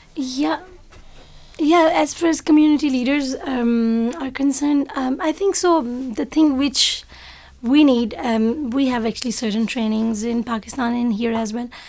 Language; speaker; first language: English; non-native, local second language; Urdu